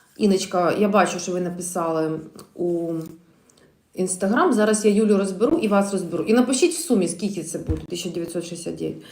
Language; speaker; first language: Ukrainian; non-native, local second language; Russian